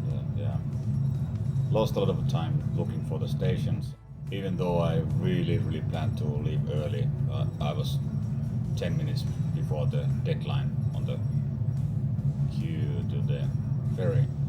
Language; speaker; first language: English; non-native, fluent; Finnish